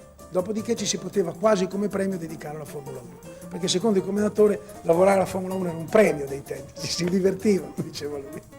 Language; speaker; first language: Italian; native; Italian